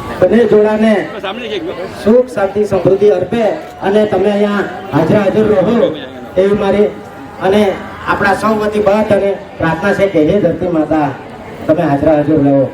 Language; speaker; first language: Gujarati; non-native, local second language; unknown